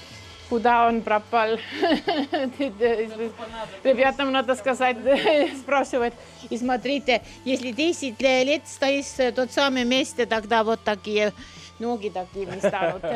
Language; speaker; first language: Russian; non-native, local second language; Estonian